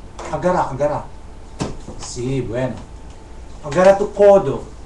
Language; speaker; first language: Spanish; non-native, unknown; Chavacano